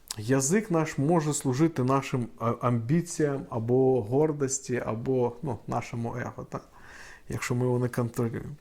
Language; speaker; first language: Ukrainian; non-native, local second language; Russian